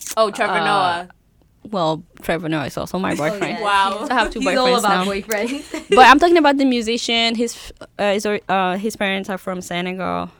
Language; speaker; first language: English; non-native, local second language; Yoruba